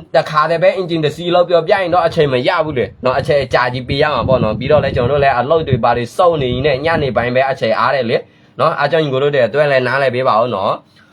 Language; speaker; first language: Burmese; non-native, local second language; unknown